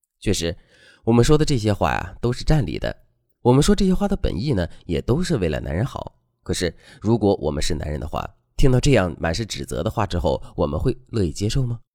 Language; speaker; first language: Chinese; native; Chinese